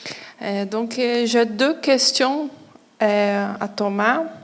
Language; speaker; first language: French; non-native, fluent; Portuguese